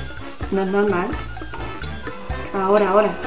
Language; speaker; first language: Spanish; native; Spanish